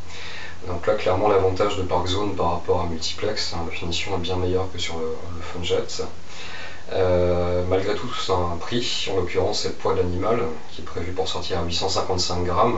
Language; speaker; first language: French; native; French